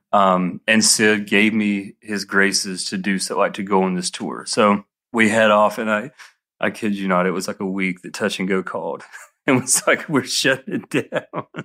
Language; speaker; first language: English; native; English